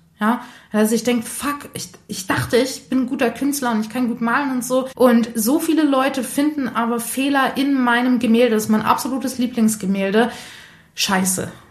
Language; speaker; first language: German; early bilingual, other home language; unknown